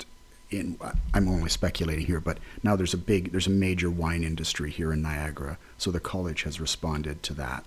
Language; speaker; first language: English; native; English